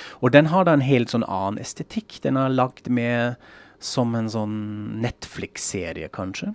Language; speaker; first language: Norwegian; non-native, fluent; German